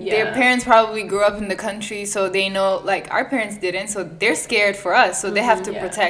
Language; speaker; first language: English; non-native, fluent; Italian